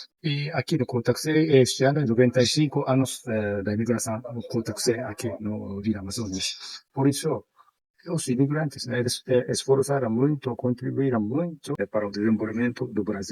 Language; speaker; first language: Portuguese; non-native, fluent; Japanese